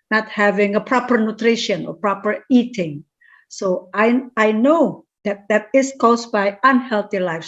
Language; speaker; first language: English; non-native, fluent; Indonesian